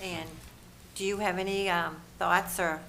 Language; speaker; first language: English; native; English